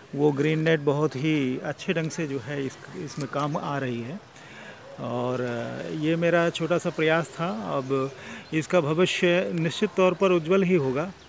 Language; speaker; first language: Hindi; native; Hindi